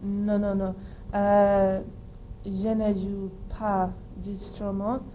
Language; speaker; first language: French; non-native, learner; English